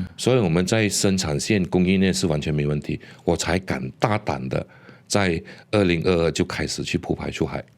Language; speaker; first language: Chinese; native; Chinese